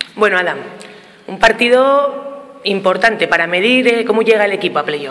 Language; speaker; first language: Spanish; native; Spanish